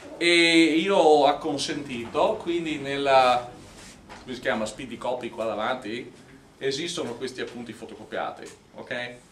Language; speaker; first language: Italian; non-native, fluent; English